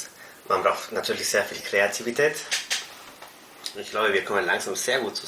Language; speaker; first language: German; non-native, fluent; Spanish